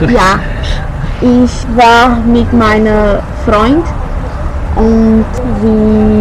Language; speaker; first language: German; non-native, learner; Portuguese